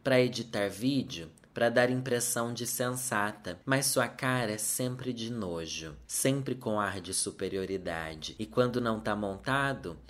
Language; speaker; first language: Portuguese; native; Portuguese